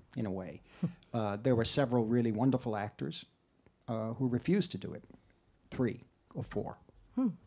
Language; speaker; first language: English; native; English